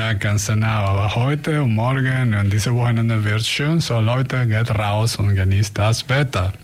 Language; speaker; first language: German; non-native, fluent; Spanish